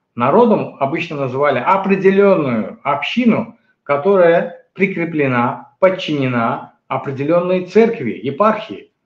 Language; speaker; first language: Russian; non-native, local second language; Azerbaijani